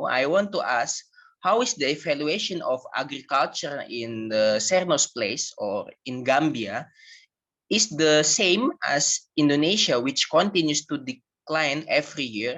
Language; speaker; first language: English; non-native, learner; Indonesian